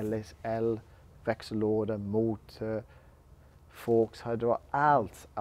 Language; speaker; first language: Swedish; non-native, learner; English